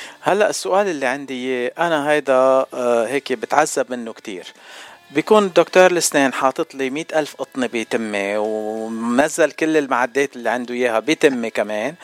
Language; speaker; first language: Arabic; native; Arabic